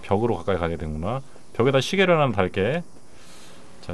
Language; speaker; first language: Korean; native; Korean